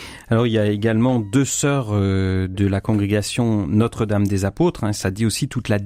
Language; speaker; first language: French; native; French